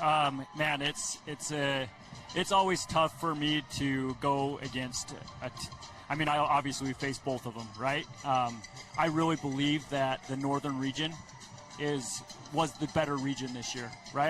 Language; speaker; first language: English; native; English